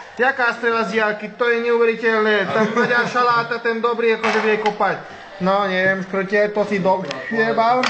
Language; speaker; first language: Slovak; non-native, local second language; Hungarian